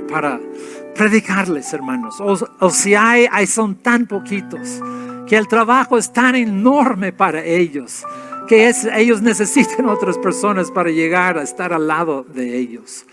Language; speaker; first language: Spanish; non-native, fluent; English